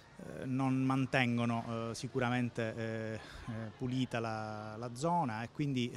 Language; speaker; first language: Italian; native; Italian